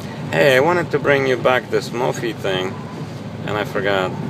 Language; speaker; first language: English; non-native, fluent; Russian